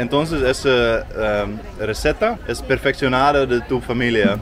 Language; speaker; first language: Spanish; non-native, learner; Dutch